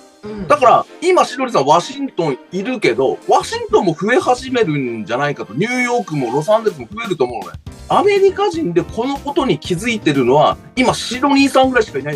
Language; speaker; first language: Japanese; native; Japanese